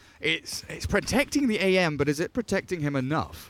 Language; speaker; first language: English; native; English